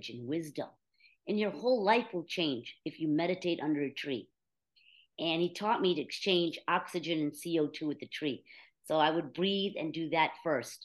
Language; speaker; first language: English; native; English